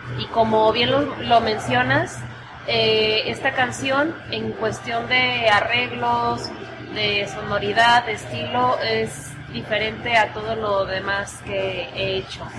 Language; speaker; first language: Spanish; native; Spanish